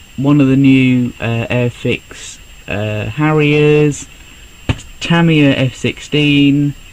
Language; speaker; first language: English; native; English